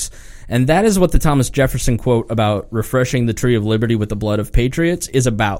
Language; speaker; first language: English; native; English